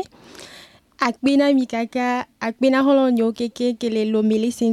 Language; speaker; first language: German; non-native, learner; Ewe